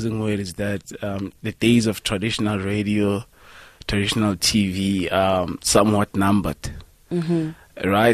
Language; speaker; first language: English; non-native, local second language; Northern Sotho